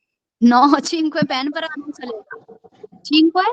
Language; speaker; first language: Italian; non-native, fluent; Urdu